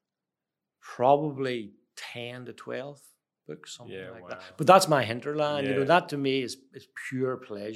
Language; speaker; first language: English; native; English